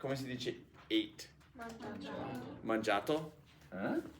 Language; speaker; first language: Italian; non-native, fluent; English